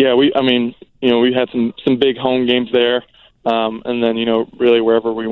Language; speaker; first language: English; native; English